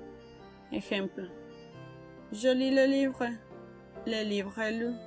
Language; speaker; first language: French; non-native, fluent; Spanish